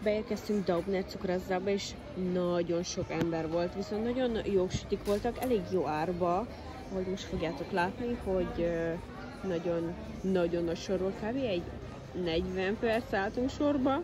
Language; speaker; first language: Hungarian; early bilingual, heritage; English